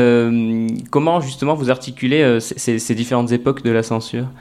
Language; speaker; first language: French; native; French